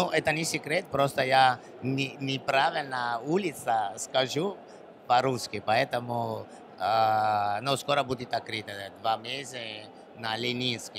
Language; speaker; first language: Russian; non-native, learner; Italian